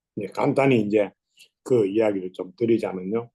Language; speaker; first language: Korean; native; Korean